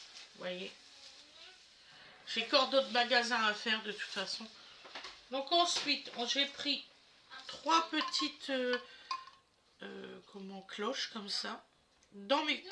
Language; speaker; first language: French; native; French